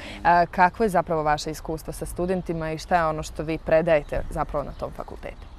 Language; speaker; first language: Serbian; native; Serbian